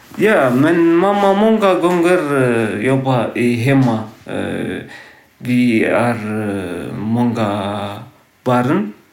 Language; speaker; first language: Swedish; non-native, learner; Tigrinya